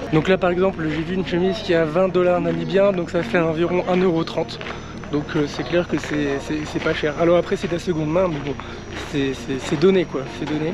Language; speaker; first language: French; native; French